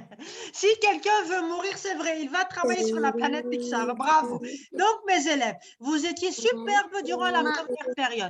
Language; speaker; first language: French; non-native, local second language; Arabic